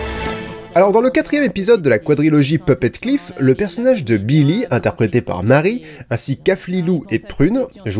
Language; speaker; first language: French; native; French